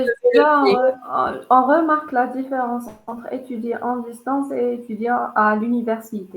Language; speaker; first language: French; non-native, local second language; Arabic